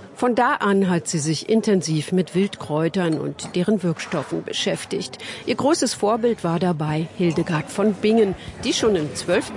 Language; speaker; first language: German; native; German